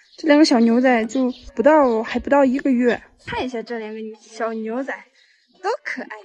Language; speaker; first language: Chinese; non-native, local second language; Tibetan